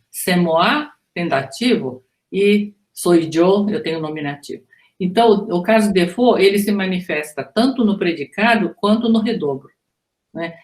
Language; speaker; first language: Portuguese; early bilingual, other home language; Japanese